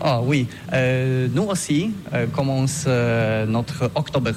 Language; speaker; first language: French; non-native, learner; Polish